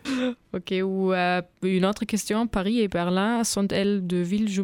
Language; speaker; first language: French; non-native, fluent; German